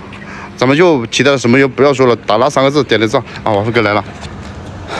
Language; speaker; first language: Chinese; native; Chinese